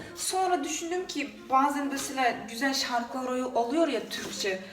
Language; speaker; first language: Turkish; non-native, fluent; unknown